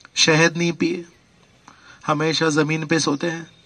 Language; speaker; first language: Hindi; non-native, local second language; Marathi